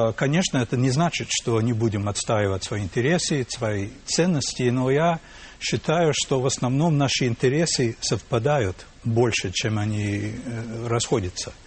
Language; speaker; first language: Russian; non-native, fluent; English